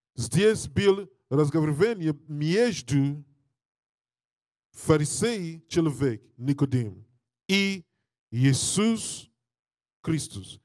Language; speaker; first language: Russian; non-native, learner; English